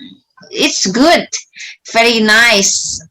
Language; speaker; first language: English; non-native, learner; Indonesian